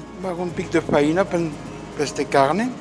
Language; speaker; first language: Romanian; non-native, learner; French